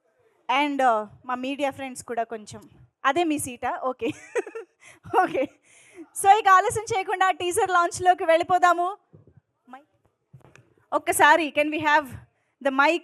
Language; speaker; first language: Telugu; native; Telugu